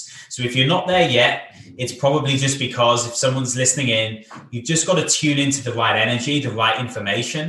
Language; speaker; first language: English; native; English